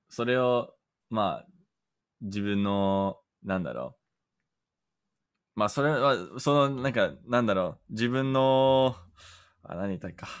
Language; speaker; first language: Japanese; non-native, learner; English